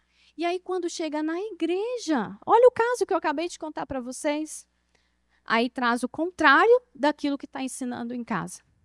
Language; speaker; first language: Portuguese; native; Portuguese